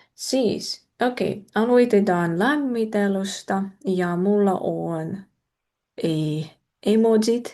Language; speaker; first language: Finnish; non-native, fluent; Russian